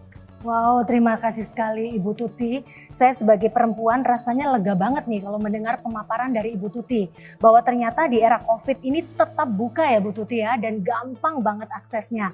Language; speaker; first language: Indonesian; native; Indonesian